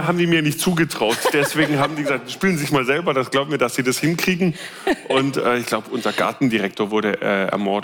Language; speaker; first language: German; native; German